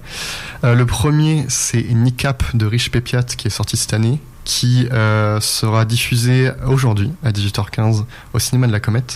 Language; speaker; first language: French; native; French